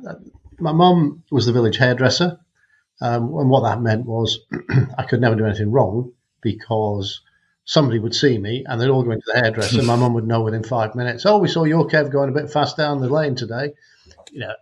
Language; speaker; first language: English; native; English